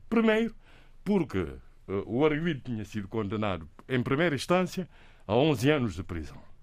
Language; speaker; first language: Portuguese; non-native, local second language; Kabuverdianu